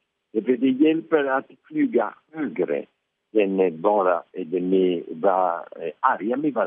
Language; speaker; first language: Swedish; early bilingual, heritage; Swedish